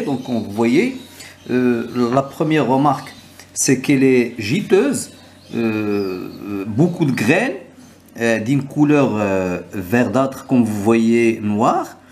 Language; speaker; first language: French; non-native, local second language; Arabic